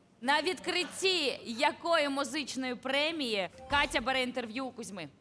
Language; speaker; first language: Ukrainian; native; Ukrainian